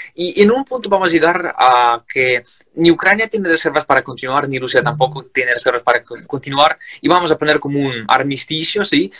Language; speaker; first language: Spanish; non-native, fluent; Russian